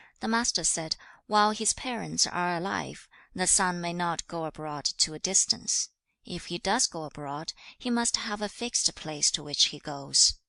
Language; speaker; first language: English; non-native, fluent; Chinese